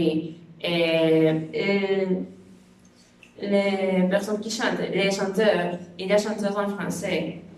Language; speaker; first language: French; non-native, learner; Spanish